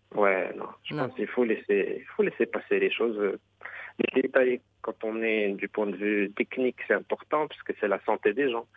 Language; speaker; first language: French; non-native, local second language; Arabic